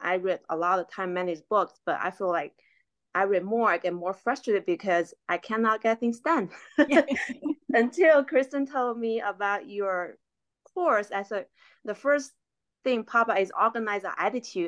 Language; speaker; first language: English; non-native, fluent; Chinese